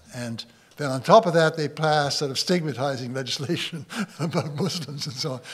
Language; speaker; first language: English; native; English